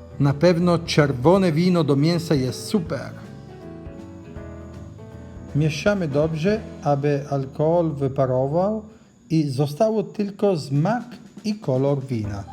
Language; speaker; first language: Polish; non-native, learner; Italian